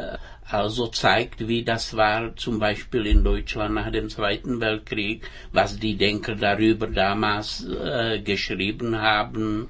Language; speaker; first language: German; non-native, fluent; Czech